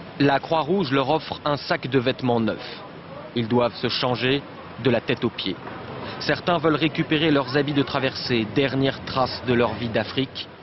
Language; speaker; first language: French; native; French